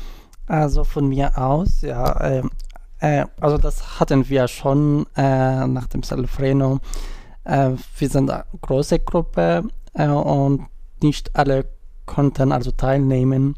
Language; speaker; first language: German; non-native, learner; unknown